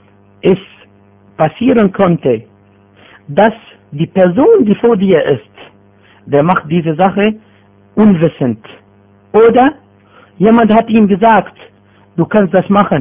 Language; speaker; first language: German; non-native, fluent; Arabic